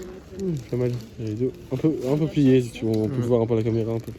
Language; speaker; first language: French; native; French